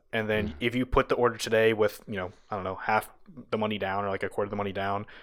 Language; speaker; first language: English; native; English